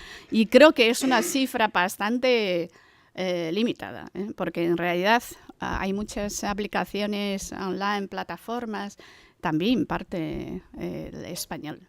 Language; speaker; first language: Spanish; non-native, fluent; Chinese